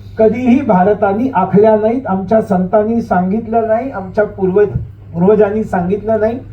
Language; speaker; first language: Marathi; native; Marathi